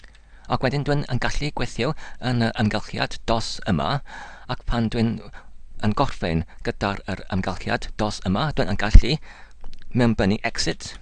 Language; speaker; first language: Welsh; non-native, learner; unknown